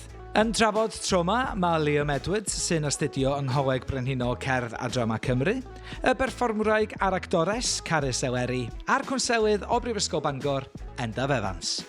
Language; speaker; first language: Welsh; native; Welsh